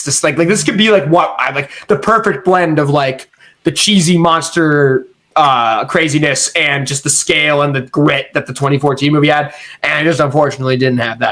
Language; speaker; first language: English; native; English